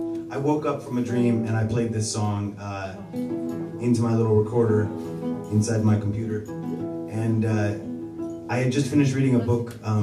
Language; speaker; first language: English; native; English